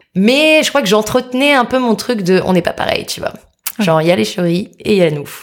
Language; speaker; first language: French; native; French